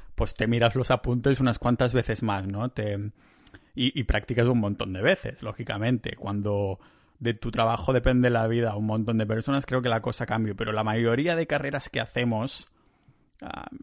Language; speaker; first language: Spanish; native; Spanish